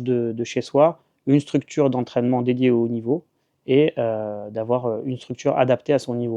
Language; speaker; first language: French; native; French